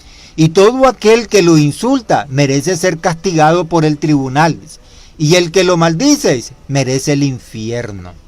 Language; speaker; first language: Spanish; native; Spanish